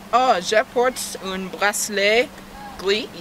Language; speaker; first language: French; non-native, learner; English